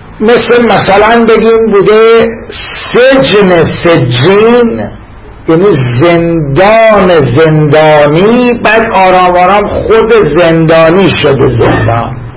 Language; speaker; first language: Persian; native; Persian